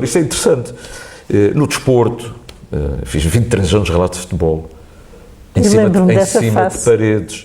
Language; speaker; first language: Portuguese; native; Portuguese